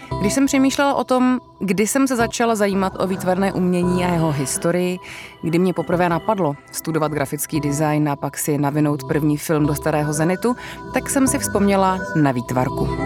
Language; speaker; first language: Czech; native; Czech